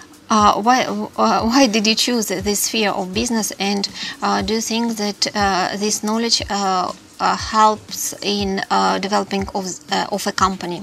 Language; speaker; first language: English; non-native, fluent; Russian